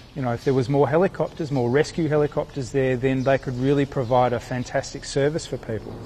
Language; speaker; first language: English; native; English